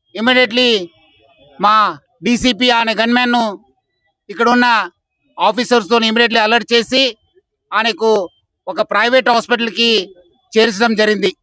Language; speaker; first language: Telugu; non-native, fluent; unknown